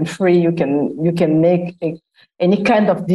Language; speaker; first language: English; non-native, learner; Lingala